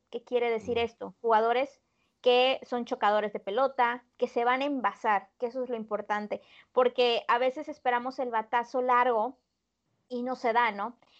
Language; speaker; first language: Spanish; native; Spanish